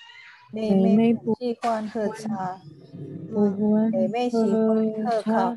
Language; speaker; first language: Chinese; non-native, learner; Indonesian